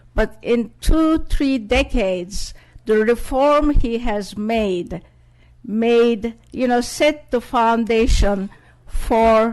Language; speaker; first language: English; non-native, fluent; Turkish